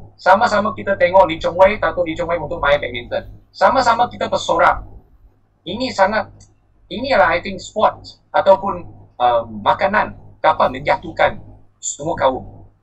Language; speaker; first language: Malay; non-native, local second language; Chinese